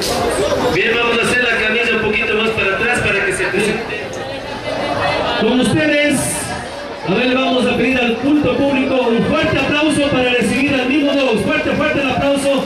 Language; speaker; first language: Spanish; native; Spanish